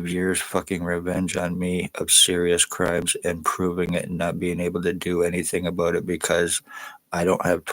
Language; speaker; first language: English; native; English